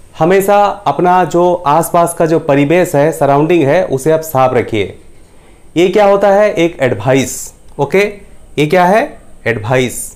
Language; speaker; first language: Hindi; non-native, local second language; Bangla